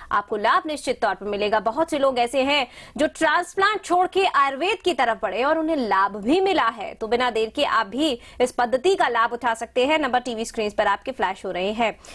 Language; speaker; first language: Hindi; native; Hindi